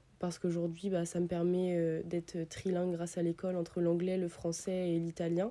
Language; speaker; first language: French; early bilingual, other home language; Italian